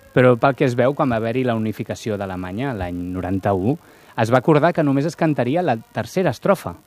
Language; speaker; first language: Catalan; native; Catalan